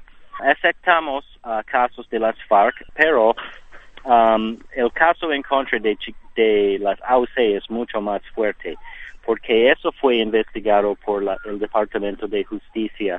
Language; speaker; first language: Spanish; non-native, learner; English